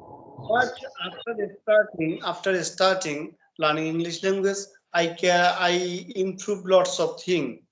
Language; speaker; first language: English; non-native, learner; Bangla